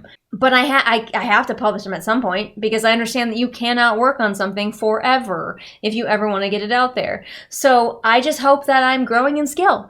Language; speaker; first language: English; native; English